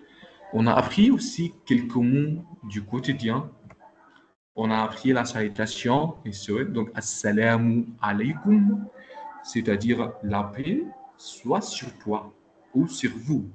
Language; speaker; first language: French; non-native, local second language; Arabic